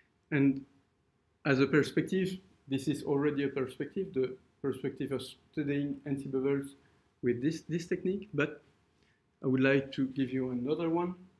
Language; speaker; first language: English; non-native, fluent; French